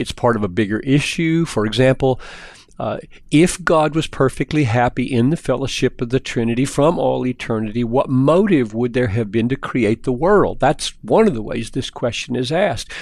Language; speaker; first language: English; native; English